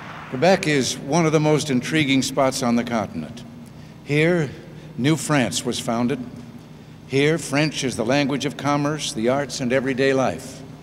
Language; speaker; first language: English; native; English